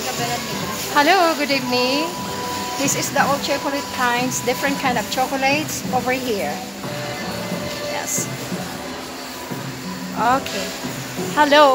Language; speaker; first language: English; non-native, local second language; Filipino